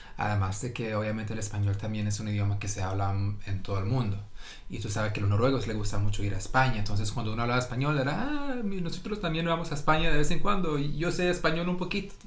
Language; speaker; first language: Spanish; early bilingual, heritage; Norwegian